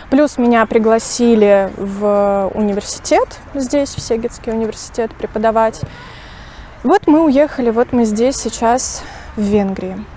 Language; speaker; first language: Russian; native; Russian